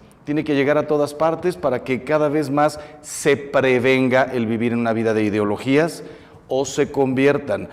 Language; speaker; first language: Spanish; native; Spanish